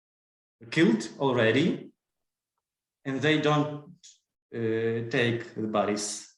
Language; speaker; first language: English; non-native, learner; Ukrainian